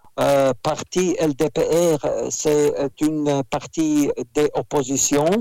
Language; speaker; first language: French; non-native, fluent; Russian